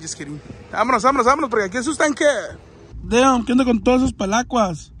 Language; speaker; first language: Spanish; early bilingual, heritage; Spanish